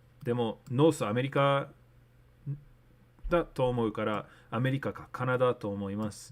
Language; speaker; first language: Japanese; non-native, learner; English